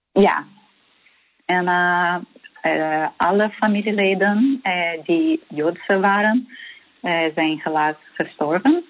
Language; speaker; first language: Dutch; non-native, learner; Portuguese